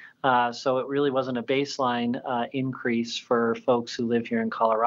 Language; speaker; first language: English; native; English